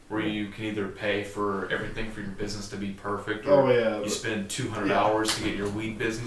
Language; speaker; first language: English; native; English